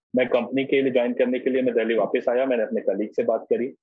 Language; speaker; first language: Hindi; native; Hindi